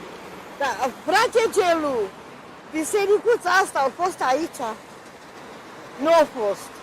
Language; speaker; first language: Romanian; non-native, local second language; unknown